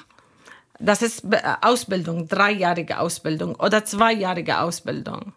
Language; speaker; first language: German; non-native, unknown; Arabic